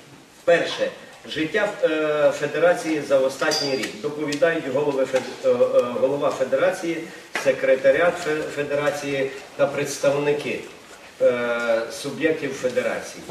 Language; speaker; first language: Ukrainian; native; Ukrainian